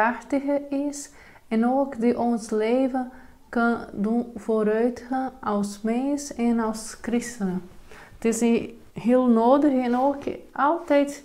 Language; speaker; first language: Dutch; non-native, fluent; Portuguese